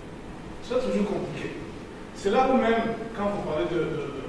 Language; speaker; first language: French; non-native, local second language; Rundi